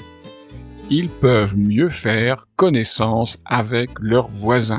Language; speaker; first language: French; native; French